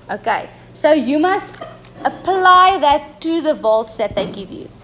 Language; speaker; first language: English; non-native, local second language; Afrikaans